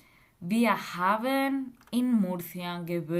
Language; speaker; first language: German; non-native, fluent; Spanish